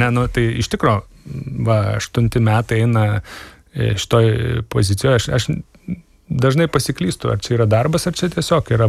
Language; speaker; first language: Lithuanian; native; Lithuanian